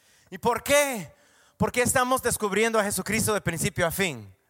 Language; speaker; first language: Spanish; non-native, fluent; English